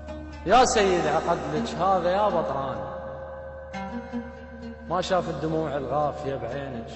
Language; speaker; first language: Arabic; native; Arabic